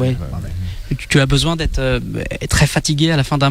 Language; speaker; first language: French; native; French